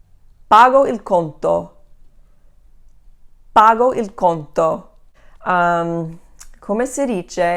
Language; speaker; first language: Italian; non-native, fluent; English